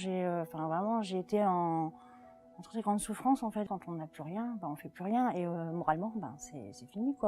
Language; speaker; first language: French; native; French